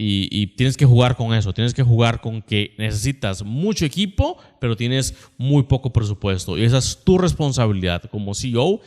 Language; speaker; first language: Spanish; native; Spanish